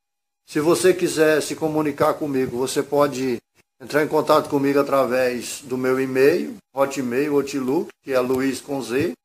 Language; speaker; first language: Portuguese; native; Portuguese